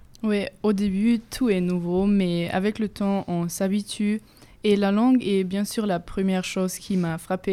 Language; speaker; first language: French; non-native, fluent; German